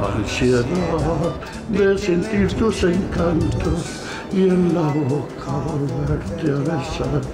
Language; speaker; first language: Spanish; native; Spanish